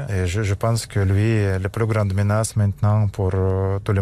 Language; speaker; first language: French; non-native, learner; Russian